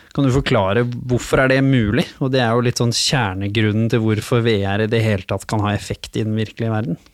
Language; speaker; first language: Norwegian; native; Norwegian